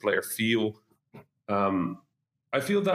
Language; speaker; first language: English; non-native, fluent; Dutch